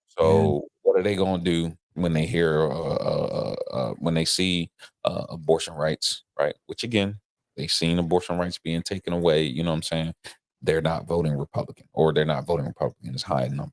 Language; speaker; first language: English; native; English